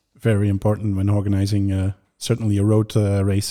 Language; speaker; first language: English; non-native, fluent; Dutch